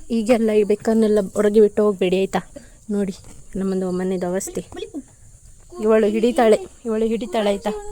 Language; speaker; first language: Kannada; non-native, local second language; Tulu